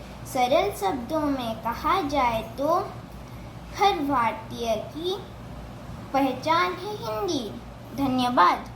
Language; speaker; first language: Hindi; non-native, local second language; Odia